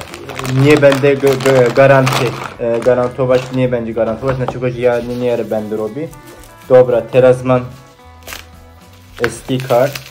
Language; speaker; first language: Polish; non-native, learner; Turkish